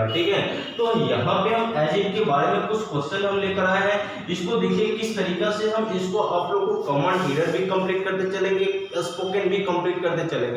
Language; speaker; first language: Hindi; native; Hindi